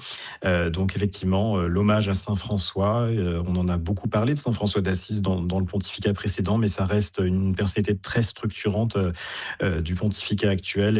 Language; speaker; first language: French; native; French